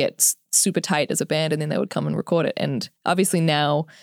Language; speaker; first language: English; native; English